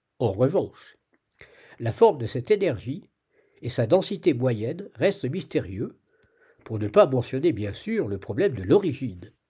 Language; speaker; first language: French; native; French